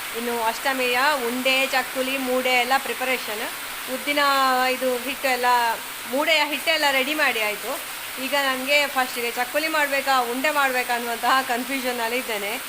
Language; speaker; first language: Kannada; non-native, local second language; Tulu